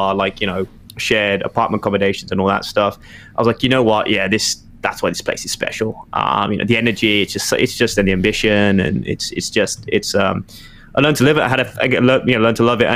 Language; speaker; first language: English; native; English